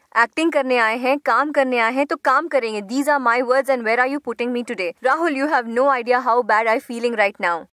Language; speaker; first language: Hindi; non-native, local second language; Bangla